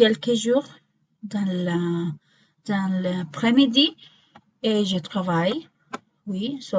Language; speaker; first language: French; non-native, learner; Spanish